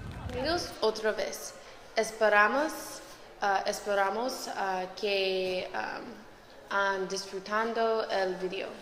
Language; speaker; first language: Spanish; non-native, learner; English